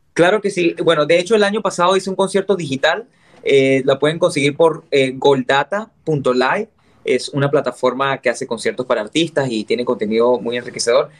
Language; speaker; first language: Spanish; native; Spanish